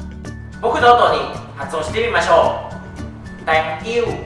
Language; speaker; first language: Japanese; non-native, fluent; Thai